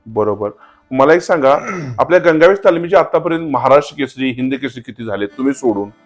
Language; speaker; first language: Marathi; native; Marathi